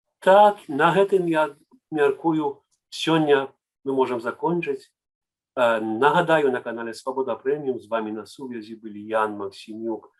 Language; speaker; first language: Belarusian; native; Belarusian